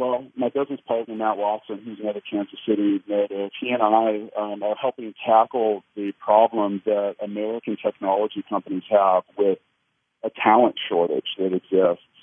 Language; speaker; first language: English; native; English